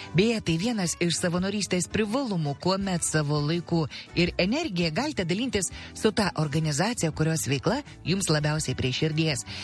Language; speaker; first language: Lithuanian; native; Lithuanian